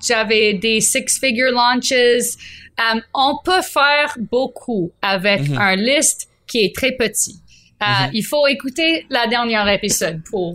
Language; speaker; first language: French; non-native, fluent; English